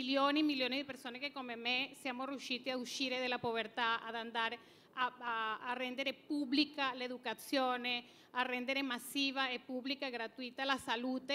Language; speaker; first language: Italian; non-native, fluent; Spanish